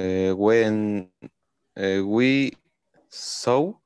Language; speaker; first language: English; non-native, learner; Spanish